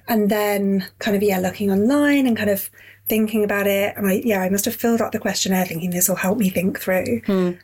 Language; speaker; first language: English; native; English